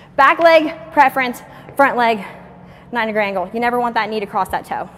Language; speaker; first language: English; native; English